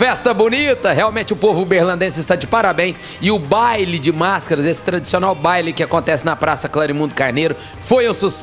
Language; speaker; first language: Portuguese; native; Portuguese